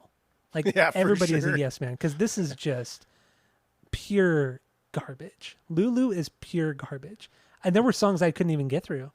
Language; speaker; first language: English; native; English